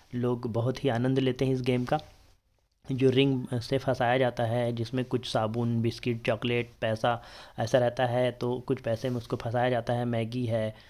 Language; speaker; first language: Hindi; native; Hindi